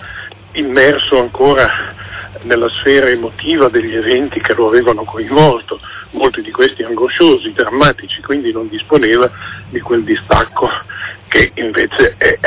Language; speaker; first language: Italian; native; Italian